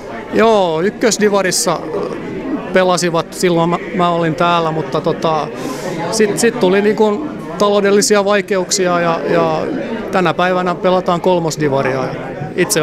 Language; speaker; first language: Finnish; non-native, local second language; Swedish